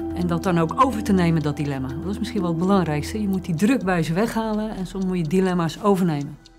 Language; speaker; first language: Dutch; native; Dutch